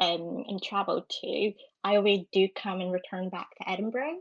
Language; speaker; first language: English; native; English